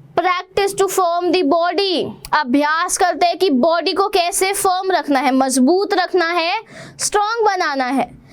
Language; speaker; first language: Hindi; native; Hindi